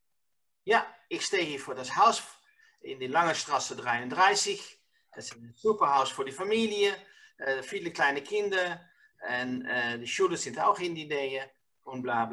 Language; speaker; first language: German; non-native, learner; Dutch